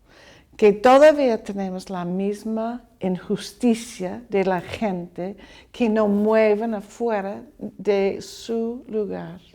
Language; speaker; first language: Spanish; non-native, learner; English